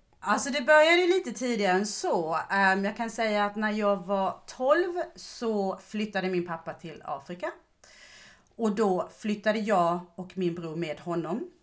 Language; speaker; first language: Swedish; native; Swedish